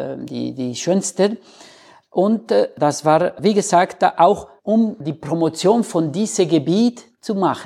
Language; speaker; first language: German; non-native, learner; Spanish